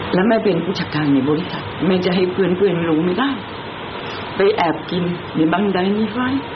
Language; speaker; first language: Thai; non-native, fluent; French